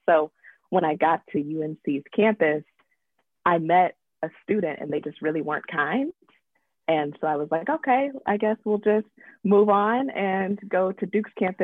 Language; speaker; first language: English; native; English